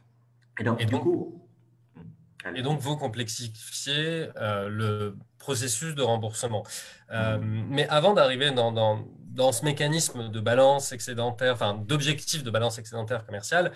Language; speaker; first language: French; native; French